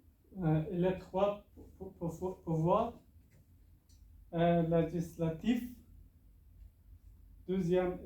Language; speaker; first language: French; non-native, learner; Persian